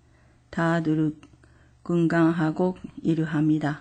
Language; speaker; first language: Korean; non-native, fluent; Japanese